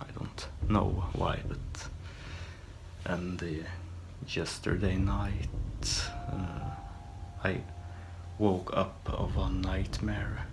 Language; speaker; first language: English; non-native, fluent; Swedish